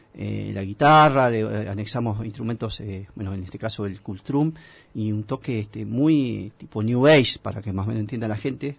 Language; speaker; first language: Spanish; native; Spanish